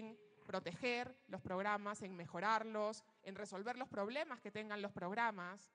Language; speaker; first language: Spanish; native; Spanish